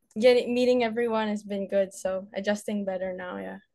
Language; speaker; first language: English; native; English